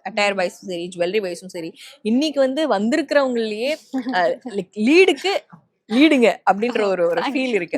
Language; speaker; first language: Tamil; native; Tamil